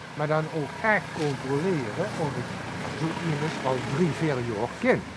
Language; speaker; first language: Dutch; native; Dutch